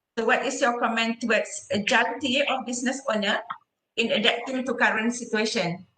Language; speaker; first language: English; non-native, local second language; Malay